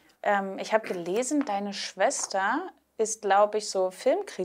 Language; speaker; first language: German; native; German